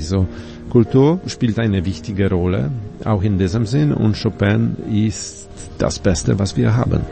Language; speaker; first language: German; non-native, fluent; Polish